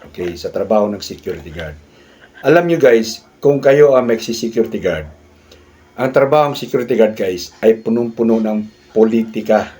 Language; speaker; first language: Filipino; non-native, local second language; Cebuano